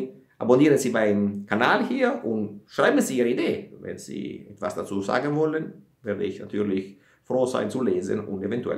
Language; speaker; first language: German; non-native, fluent; Italian